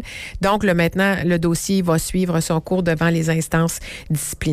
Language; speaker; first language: French; native; French